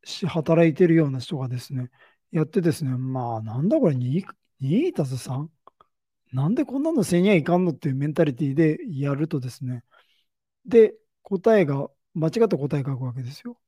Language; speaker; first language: Japanese; native; Japanese